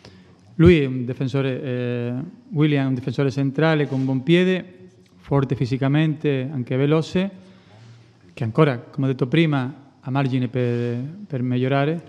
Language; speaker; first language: Italian; non-native, fluent; Spanish